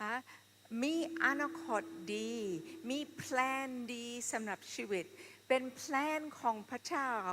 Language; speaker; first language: Thai; non-native, fluent; English